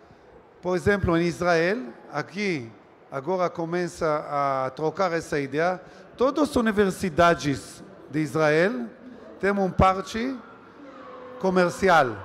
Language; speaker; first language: Portuguese; non-native, learner; Hebrew